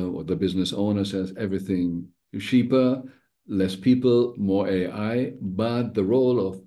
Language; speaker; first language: English; non-native, fluent; German